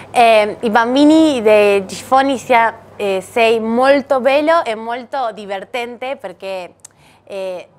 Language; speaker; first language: Italian; non-native, learner; Spanish